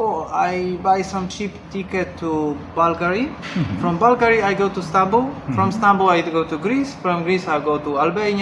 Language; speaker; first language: English; non-native, learner; Polish